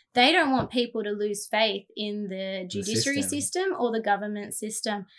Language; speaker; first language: English; native; English